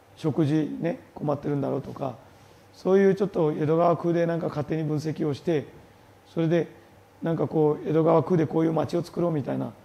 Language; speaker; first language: Japanese; non-native, fluent; Marathi